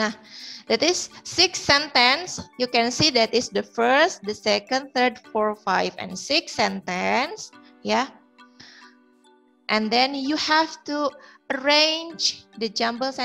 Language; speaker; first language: English; non-native, learner; Indonesian